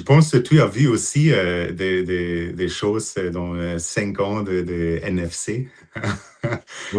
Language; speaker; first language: French; non-native, fluent; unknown